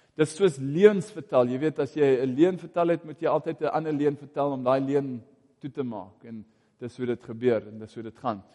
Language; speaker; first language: Afrikaans; non-native, fluent; English